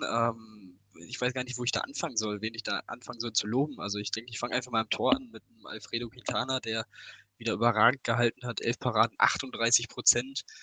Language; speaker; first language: German; native; German